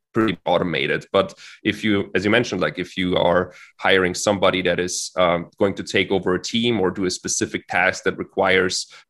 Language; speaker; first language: English; non-native, fluent; German